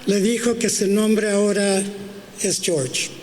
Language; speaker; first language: Spanish; early bilingual, heritage; Spanish